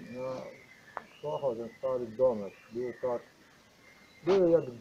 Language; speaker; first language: Polish; non-native, learner; Croatian